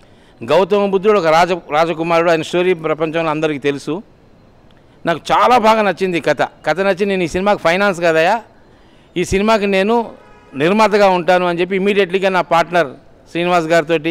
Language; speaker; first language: Telugu; native; Telugu